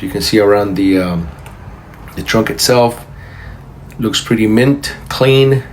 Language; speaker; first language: English; native; English